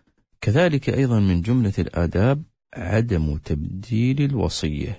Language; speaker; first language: Arabic; native; Arabic